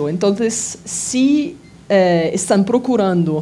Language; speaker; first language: Spanish; non-native, fluent; French